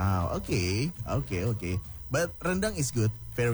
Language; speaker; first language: English; non-native, fluent; Indonesian